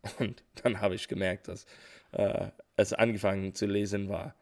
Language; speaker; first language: German; non-native, fluent; English